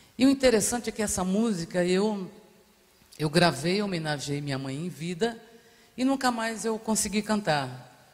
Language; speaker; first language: Portuguese; native; Portuguese